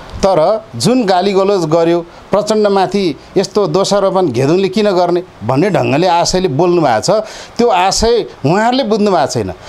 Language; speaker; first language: Nepali; non-native, local second language; Eastern Tamang